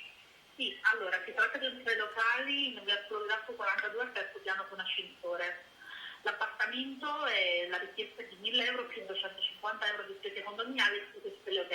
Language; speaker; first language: Italian; native; Italian